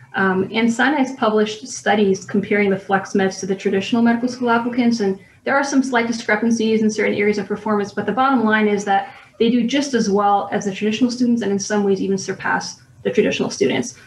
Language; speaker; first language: English; native; English